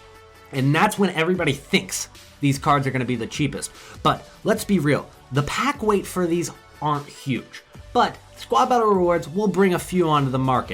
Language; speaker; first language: English; native; English